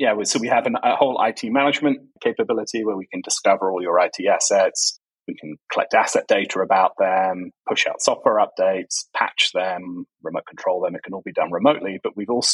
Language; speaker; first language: English; native; English